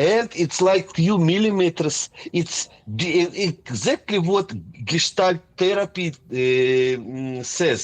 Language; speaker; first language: English; non-native, fluent; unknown